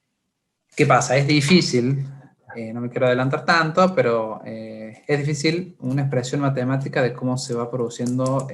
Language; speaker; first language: Spanish; native; Spanish